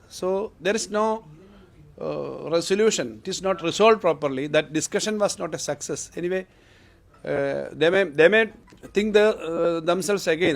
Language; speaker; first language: English; non-native, local second language; Malayalam